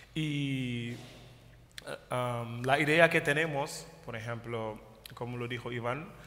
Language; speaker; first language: Spanish; non-native, fluent; Wolof